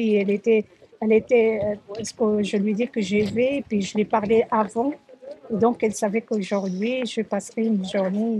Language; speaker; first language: French; early bilingual, other home language; Arabic